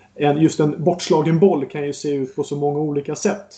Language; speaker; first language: Swedish; native; Swedish